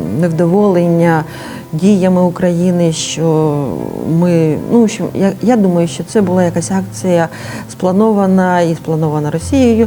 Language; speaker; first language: Ukrainian; native; Ukrainian